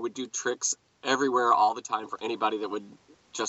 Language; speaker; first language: English; native; English